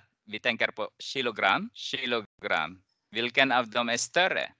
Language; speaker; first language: Swedish; non-native, fluent; Arabic